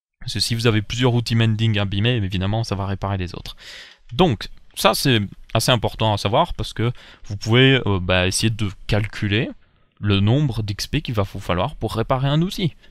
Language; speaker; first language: French; native; French